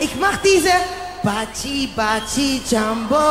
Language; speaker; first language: German; non-native, learner; English